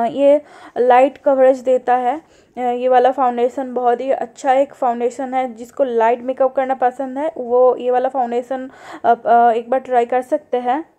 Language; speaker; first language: Hindi; non-native, local second language; Bangla